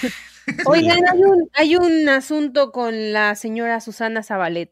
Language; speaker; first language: Spanish; native; Spanish